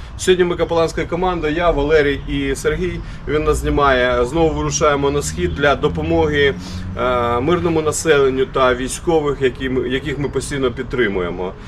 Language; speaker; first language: Ukrainian; non-native, local second language; Russian